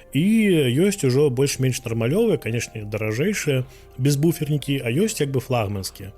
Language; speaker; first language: Belarusian; non-native, local second language; Russian